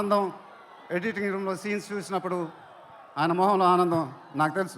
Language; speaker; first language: Telugu; native; Telugu